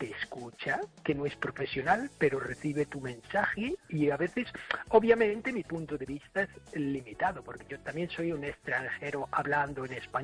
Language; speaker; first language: Spanish; non-native, fluent; English